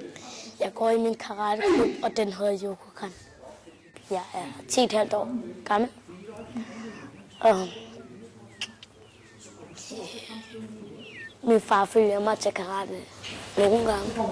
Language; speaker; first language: Danish; early bilingual, other home language; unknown